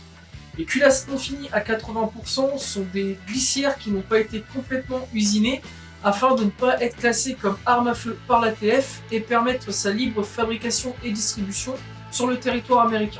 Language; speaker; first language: French; native; French